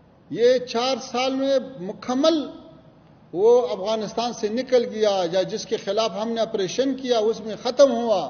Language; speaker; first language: Hindi; non-native, learner; Pashto